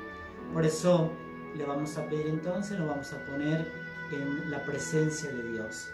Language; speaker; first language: Spanish; native; Spanish